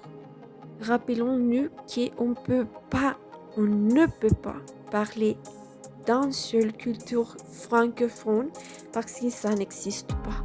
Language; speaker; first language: French; non-native, fluent; Spanish